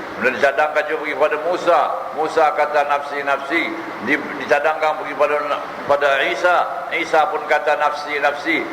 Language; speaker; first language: Malay; native; Malay